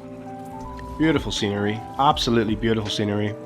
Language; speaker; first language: English; native; English